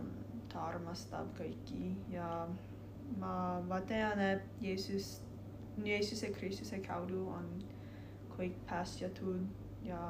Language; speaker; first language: Estonian; non-native, learner; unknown